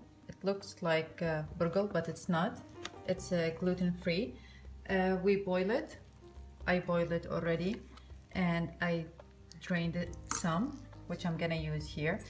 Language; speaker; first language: English; non-native, fluent; Arabic